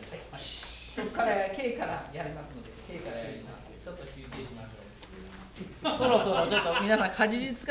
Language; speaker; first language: Japanese; native; Japanese